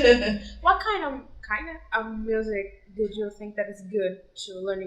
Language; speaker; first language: English; non-native, learner; Portuguese